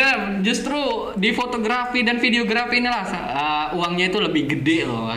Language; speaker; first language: Indonesian; native; Indonesian